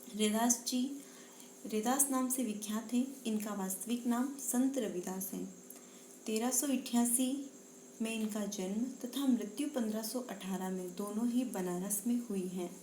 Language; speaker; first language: Hindi; native; Hindi